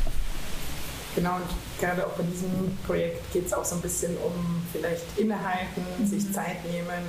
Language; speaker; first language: German; native; German